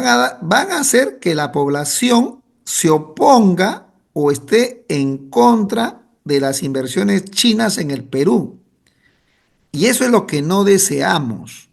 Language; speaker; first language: Spanish; native; Spanish